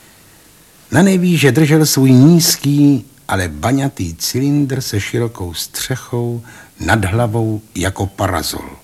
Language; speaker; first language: Czech; native; Czech